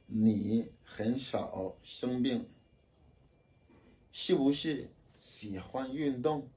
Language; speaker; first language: Chinese; non-native, fluent; French